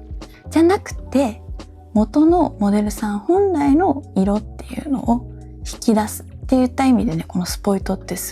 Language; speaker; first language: Japanese; native; Japanese